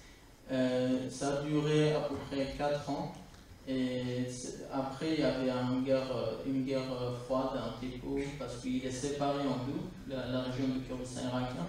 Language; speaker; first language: French; non-native, fluent; Kurdish